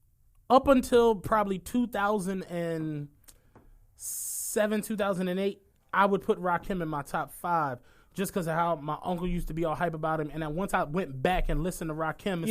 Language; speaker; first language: English; native; English